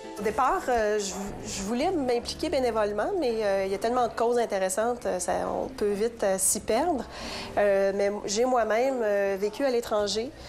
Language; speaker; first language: French; native; French